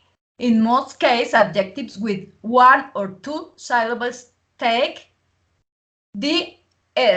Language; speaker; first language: English; non-native, learner; Spanish